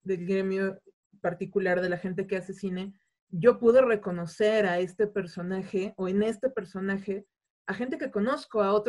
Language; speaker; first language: Spanish; native; Spanish